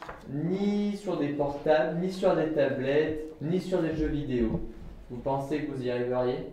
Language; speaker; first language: French; native; French